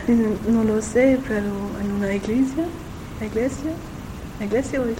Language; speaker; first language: Spanish; non-native, learner; German